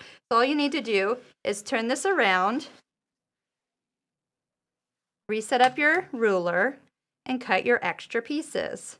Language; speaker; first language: English; native; English